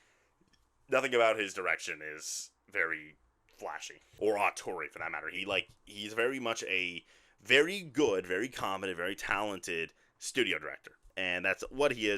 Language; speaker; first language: English; native; English